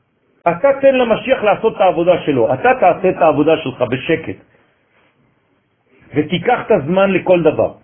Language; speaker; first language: Hebrew; non-native, fluent; French